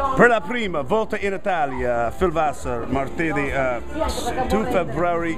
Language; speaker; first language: Italian; non-native, learner; English